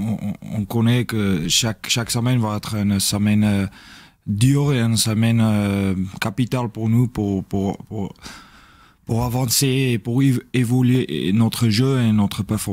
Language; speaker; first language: French; non-native, learner; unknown